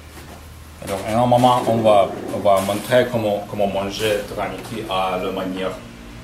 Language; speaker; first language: French; non-native, learner; Russian